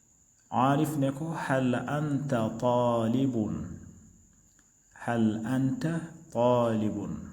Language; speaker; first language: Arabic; non-native, fluent; Wolof